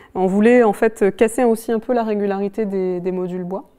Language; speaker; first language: French; native; French